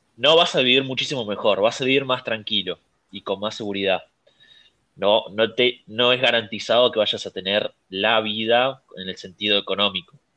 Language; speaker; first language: Spanish; native; Spanish